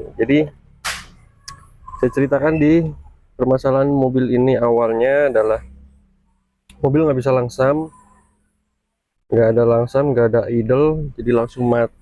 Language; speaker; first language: Indonesian; native; Indonesian